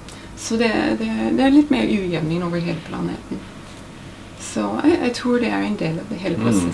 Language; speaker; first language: Norwegian; non-native, fluent; English